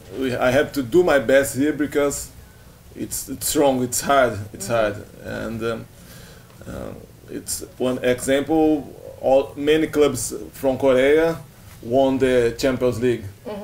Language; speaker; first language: English; non-native, learner; Portuguese